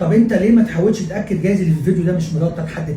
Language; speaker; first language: Arabic; native; Arabic